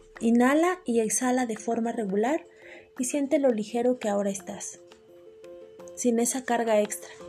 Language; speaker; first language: Spanish; native; Spanish